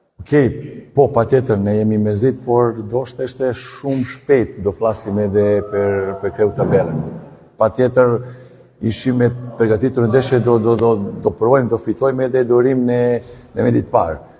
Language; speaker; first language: Albanian; non-native, learner; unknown